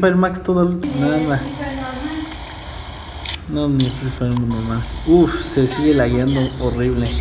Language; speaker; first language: Spanish; native; Spanish